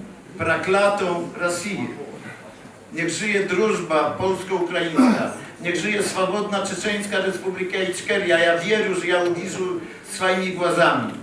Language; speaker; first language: Polish; early bilingual, heritage; Polish